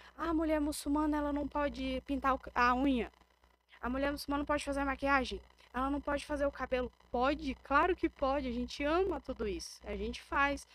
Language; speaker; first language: Portuguese; native; Portuguese